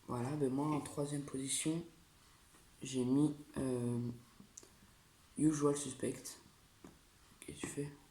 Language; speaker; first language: French; native; French